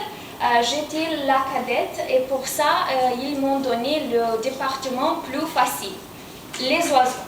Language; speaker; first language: French; non-native, fluent; Romanian